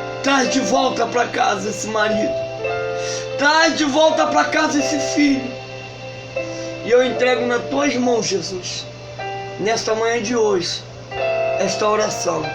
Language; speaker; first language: Portuguese; native; Portuguese